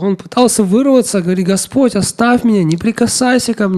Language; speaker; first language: Russian; native; Russian